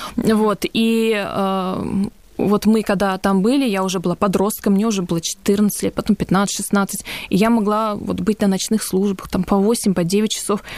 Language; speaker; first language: Russian; early bilingual, heritage; Russian